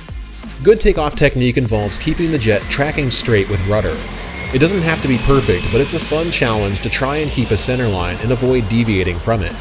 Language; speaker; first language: English; native; English